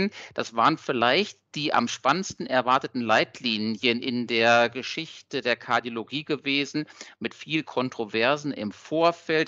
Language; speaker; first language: German; native; German